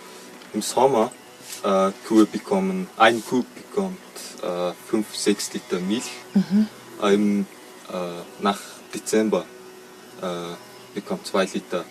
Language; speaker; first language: German; non-native, learner; Mongolian